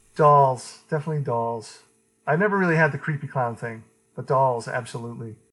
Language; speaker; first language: English; native; English